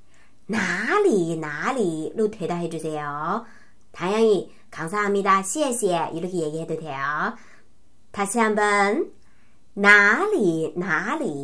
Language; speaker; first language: Korean; non-native, fluent; Chinese